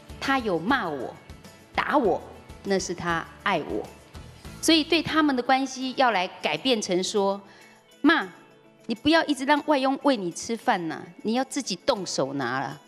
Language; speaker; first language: Chinese; native; Chinese